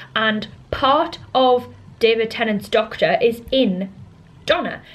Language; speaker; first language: English; native; English